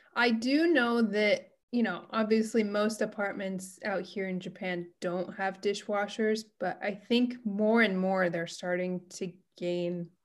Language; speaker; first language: English; native; English